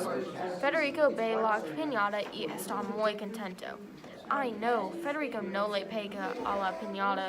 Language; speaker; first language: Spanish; non-native, learner; English